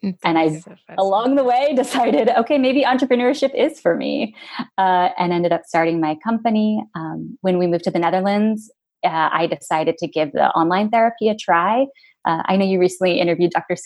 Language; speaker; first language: English; native; English